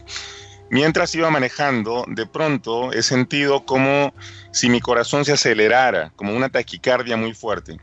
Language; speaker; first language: Spanish; native; Spanish